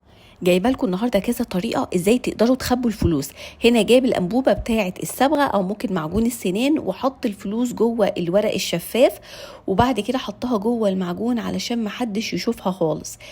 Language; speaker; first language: Arabic; native; Arabic